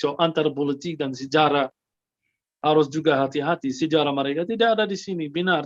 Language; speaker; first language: Indonesian; non-native, fluent; Arabic